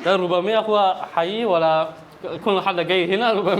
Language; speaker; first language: Arabic; non-native, fluent; Chinese